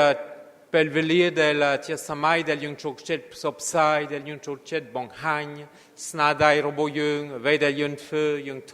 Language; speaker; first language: Khmer; non-native, fluent; French